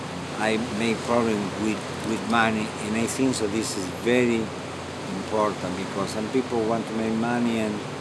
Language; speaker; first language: English; non-native, fluent; Spanish